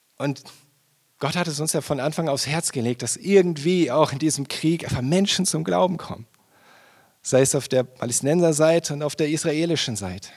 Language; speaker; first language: German; native; German